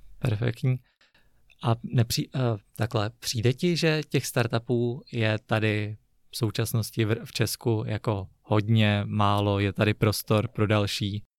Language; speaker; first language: Czech; native; Czech